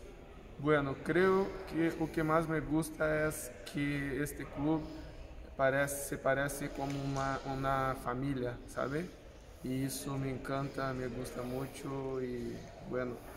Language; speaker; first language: Spanish; non-native, fluent; Portuguese